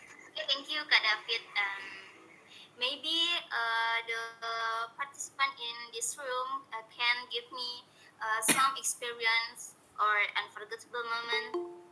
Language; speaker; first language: English; non-native, learner; Indonesian